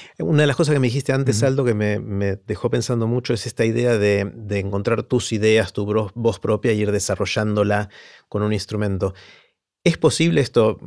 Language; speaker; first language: Spanish; native; Spanish